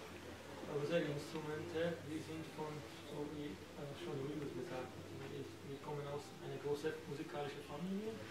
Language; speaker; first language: German; non-native, fluent; Slovak